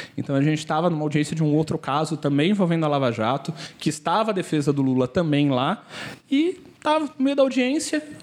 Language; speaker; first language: Portuguese; native; Portuguese